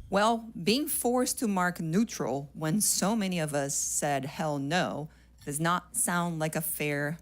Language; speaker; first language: English; non-native, fluent; Portuguese